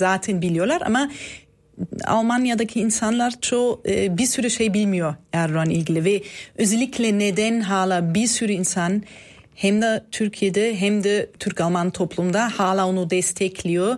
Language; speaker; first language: Turkish; non-native, fluent; German